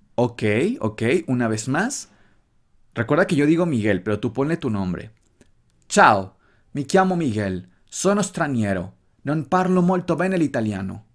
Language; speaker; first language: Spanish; native; Spanish